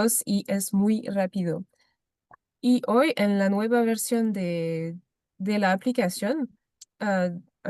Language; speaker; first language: Spanish; non-native, fluent; French